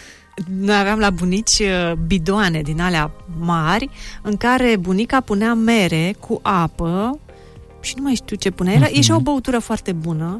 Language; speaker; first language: Romanian; native; Romanian